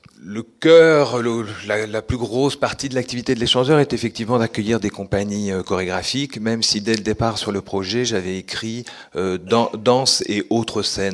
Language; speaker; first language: French; native; French